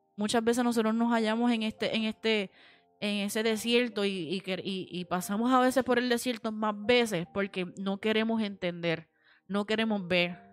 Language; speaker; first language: Spanish; native; Spanish